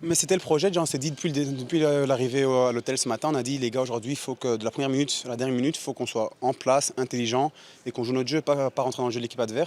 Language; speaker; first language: French; native; French